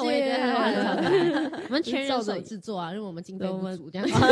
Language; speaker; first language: Chinese; native; Chinese